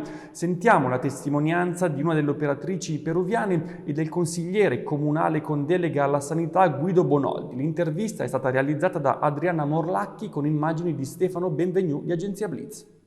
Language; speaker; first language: Italian; native; Italian